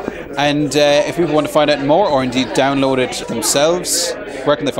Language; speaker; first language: English; native; English